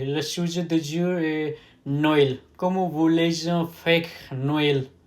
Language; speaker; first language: French; non-native, learner; Nepali